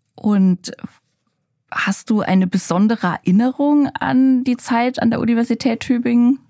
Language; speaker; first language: German; native; German